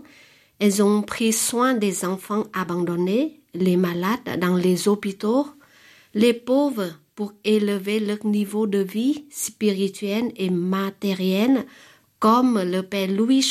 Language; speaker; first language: French; non-native, fluent; Vietnamese